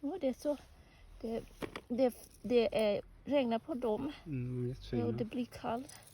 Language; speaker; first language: Swedish; non-native, learner; Thai